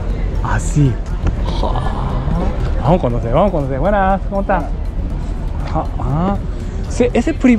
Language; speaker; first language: Spanish; non-native, learner; Japanese